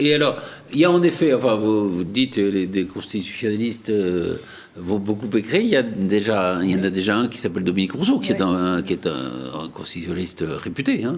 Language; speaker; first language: French; native; French